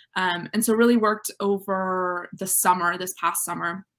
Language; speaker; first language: English; native; English